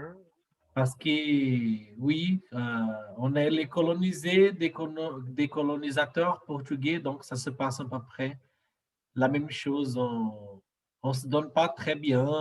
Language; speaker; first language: French; non-native, learner; Portuguese